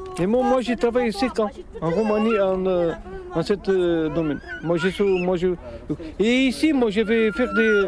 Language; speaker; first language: French; non-native, learner; Romanian